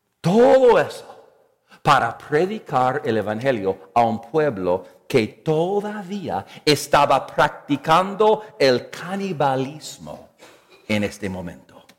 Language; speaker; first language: Spanish; non-native, fluent; English